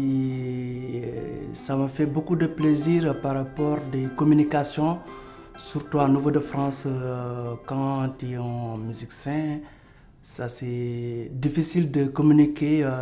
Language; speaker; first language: French; non-native, learner; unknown